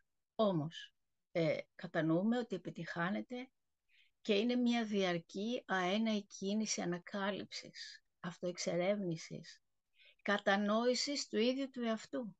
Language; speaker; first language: Greek; native; Greek